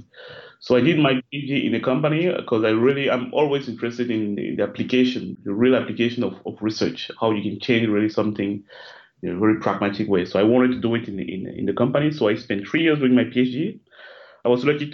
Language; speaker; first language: English; non-native, local second language; French